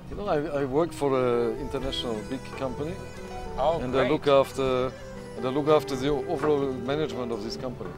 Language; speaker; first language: English; non-native, fluent; German